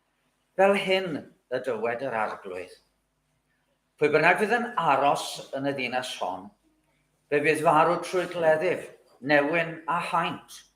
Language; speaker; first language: Welsh; native; Welsh